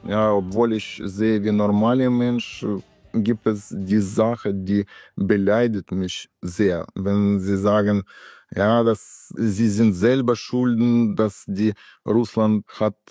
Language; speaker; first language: German; non-native, learner; Russian